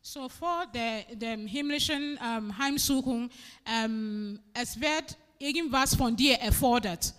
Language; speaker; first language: German; non-native, fluent; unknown